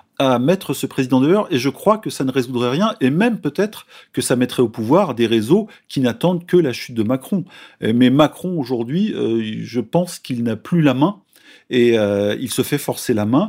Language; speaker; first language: French; native; French